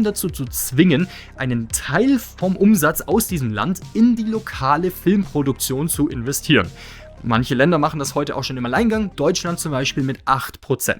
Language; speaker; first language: German; native; German